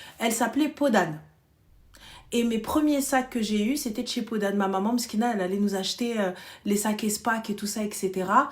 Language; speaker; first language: French; early bilingual, other home language; Arabic